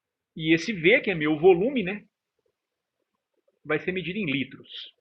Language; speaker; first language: Portuguese; native; Portuguese